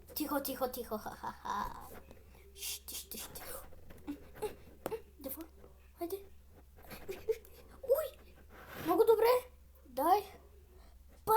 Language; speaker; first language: Bulgarian; non-native, local second language; Turkish